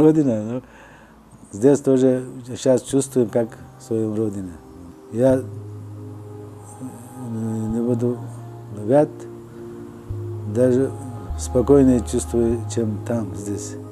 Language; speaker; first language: Russian; non-native, local second language; Uzbek